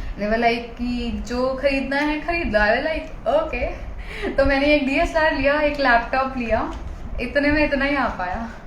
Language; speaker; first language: Hindi; native; Hindi